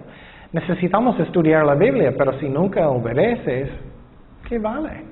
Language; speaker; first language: Spanish; non-native, fluent; English